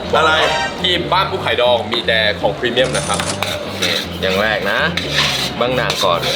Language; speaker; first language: Thai; non-native, fluent; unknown